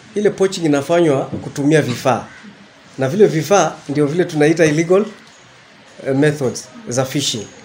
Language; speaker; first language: Swahili; native; Swahili